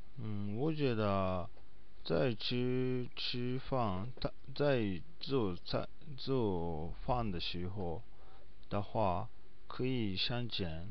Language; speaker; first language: Chinese; non-native, learner; Japanese